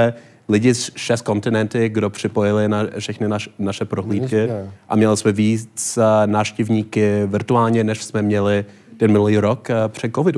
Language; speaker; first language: Czech; non-native, learner; English